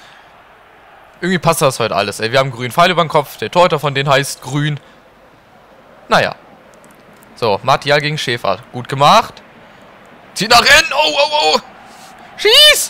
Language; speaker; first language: German; native; German